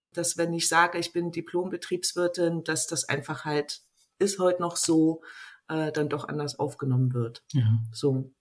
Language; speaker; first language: German; native; German